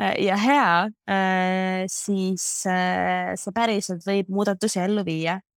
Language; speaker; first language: Estonian; native; Estonian